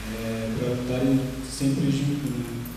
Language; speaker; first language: Portuguese; non-native, local second language; Guarani